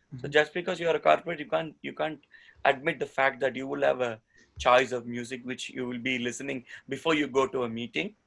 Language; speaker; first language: English; non-native, local second language; Tamil